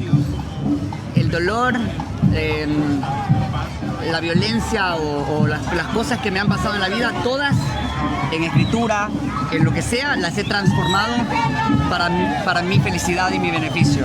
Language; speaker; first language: Spanish; native; Spanish